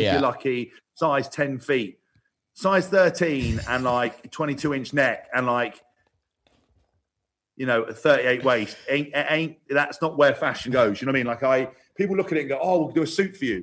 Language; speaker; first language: English; native; English